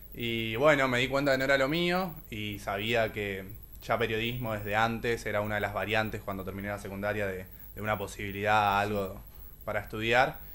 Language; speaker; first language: Spanish; native; Spanish